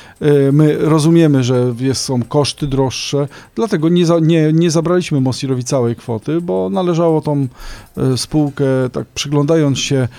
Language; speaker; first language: Polish; native; Polish